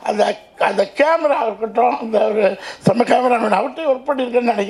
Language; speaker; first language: Tamil; native; Tamil